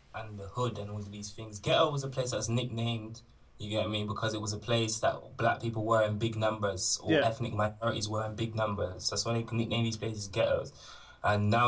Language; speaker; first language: English; native; English